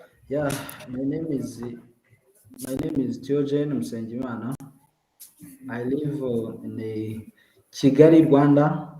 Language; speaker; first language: English; non-native, learner; Kinyarwanda